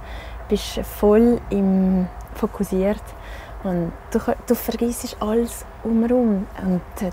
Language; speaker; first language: German; non-native, local second language; French